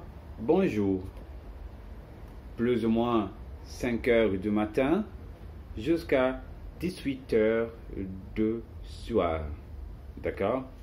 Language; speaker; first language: French; non-native, learner; Portuguese